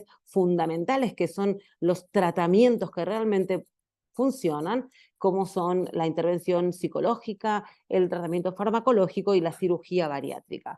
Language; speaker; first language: Spanish; native; Spanish